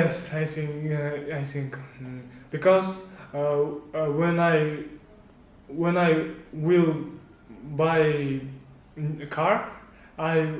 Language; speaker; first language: English; non-native, learner; Kazakh